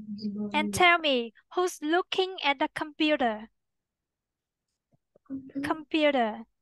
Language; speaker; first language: English; non-native, fluent; Vietnamese